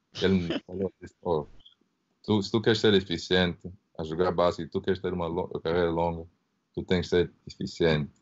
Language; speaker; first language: Portuguese; early bilingual, heritage; Portuguese